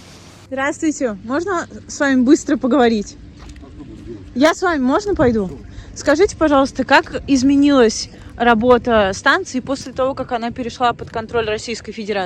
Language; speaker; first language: Russian; native; Russian